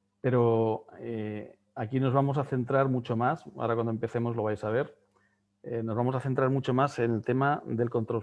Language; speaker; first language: Spanish; native; Spanish